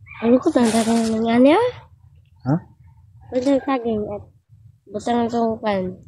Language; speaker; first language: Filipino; non-native, local second language; Cebuano